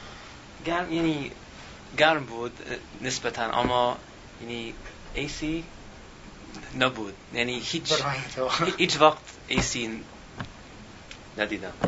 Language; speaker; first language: Persian; non-native, learner; English